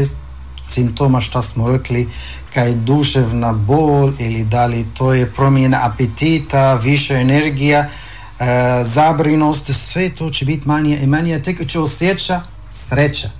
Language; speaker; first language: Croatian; non-native, fluent; Arabic